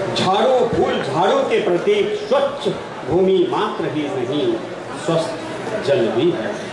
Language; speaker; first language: Hindi; non-native, local second language; Nepali